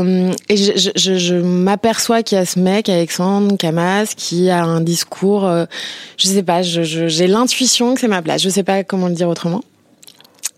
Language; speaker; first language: French; native; French